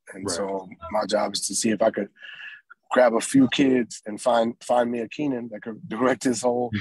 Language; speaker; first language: English; native; English